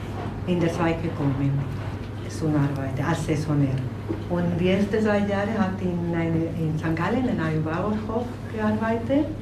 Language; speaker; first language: German; non-native, learner; Spanish